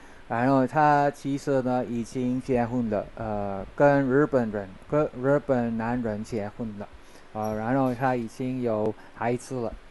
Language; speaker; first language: Chinese; non-native, learner; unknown